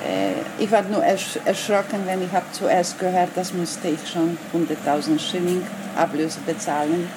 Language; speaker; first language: German; non-native, learner; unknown